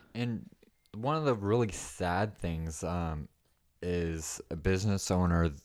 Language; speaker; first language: English; native; English